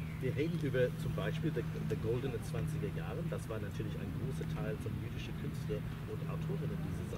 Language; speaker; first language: German; non-native, fluent; English